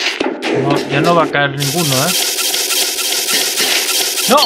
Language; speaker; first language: Spanish; native; Spanish